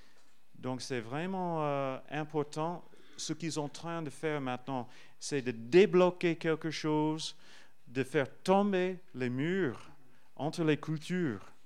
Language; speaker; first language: French; non-native, fluent; English